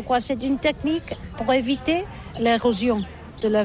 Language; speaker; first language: French; non-native, learner; Catalan